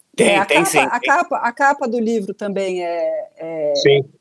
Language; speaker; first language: Portuguese; native; Portuguese